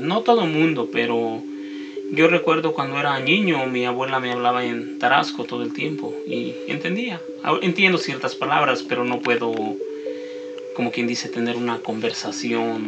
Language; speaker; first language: Spanish; native; Spanish